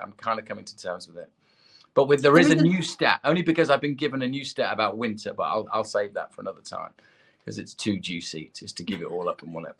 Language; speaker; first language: English; native; English